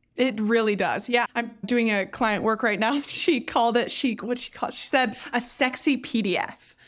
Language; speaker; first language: English; native; English